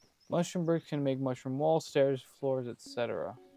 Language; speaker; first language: English; early bilingual, other home language; Japanese